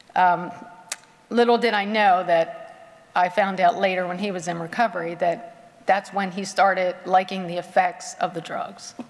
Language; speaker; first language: English; native; English